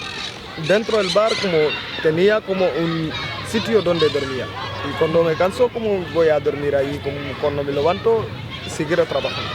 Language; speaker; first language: Spanish; non-native, fluent; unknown